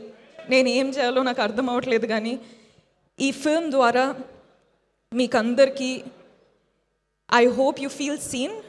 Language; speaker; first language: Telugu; non-native, fluent; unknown